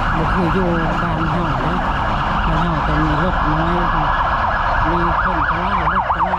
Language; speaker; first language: Thai; non-native, fluent; Lao